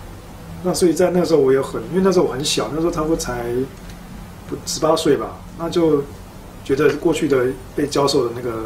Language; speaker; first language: Chinese; native; Chinese